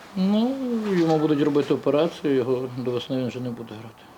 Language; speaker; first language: Ukrainian; native; Ukrainian